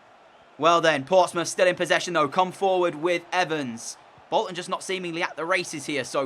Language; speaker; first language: English; native; English